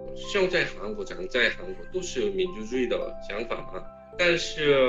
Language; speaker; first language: Chinese; non-native, fluent; Korean